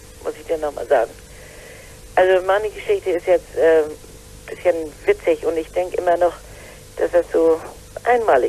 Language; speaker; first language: German; native; German